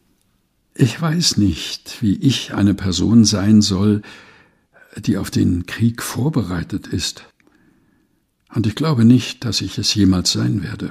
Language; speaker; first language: German; non-native, fluent; Portuguese